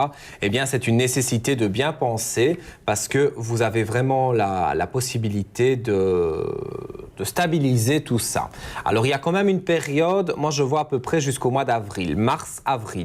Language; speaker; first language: French; native; French